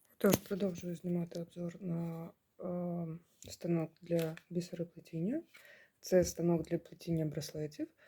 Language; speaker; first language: Ukrainian; non-native, local second language; Russian